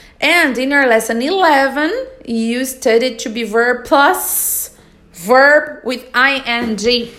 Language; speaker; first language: English; non-native, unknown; Portuguese